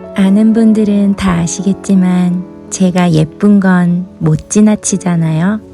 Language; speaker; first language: Korean; native; Korean